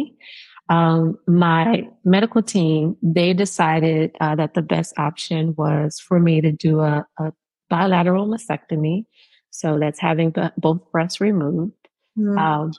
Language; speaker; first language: English; native; English